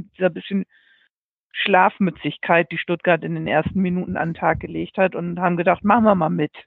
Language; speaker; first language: German; native; German